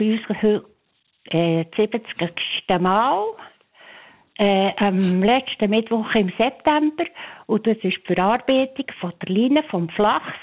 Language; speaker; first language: Swiss German; native; Swiss German